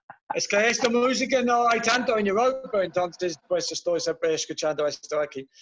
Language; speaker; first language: Spanish; non-native, fluent; Dutch